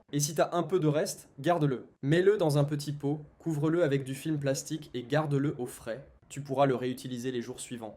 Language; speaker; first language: French; native; French